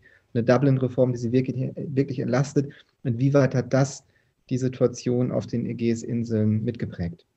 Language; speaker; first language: German; native; German